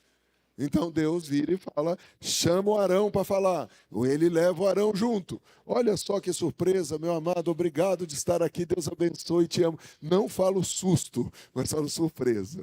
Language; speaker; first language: Portuguese; native; Portuguese